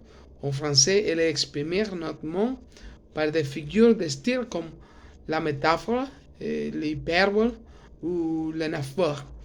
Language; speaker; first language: French; non-native, learner; Spanish